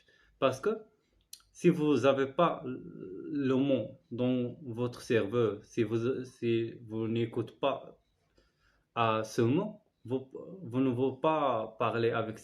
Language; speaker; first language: French; non-native, learner; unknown